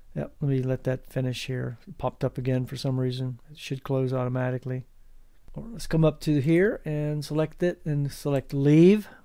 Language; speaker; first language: English; native; English